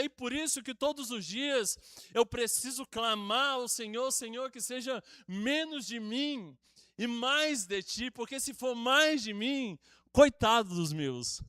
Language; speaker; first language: Portuguese; native; Portuguese